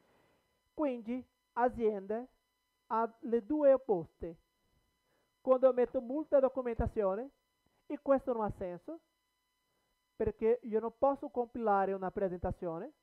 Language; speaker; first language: Italian; non-native, learner; Portuguese